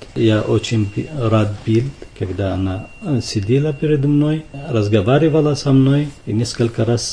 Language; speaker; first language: Russian; non-native, fluent; Arabic